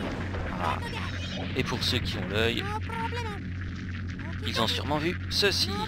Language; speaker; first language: French; native; French